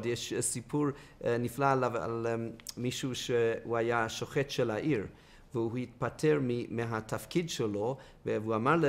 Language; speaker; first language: Hebrew; non-native, fluent; English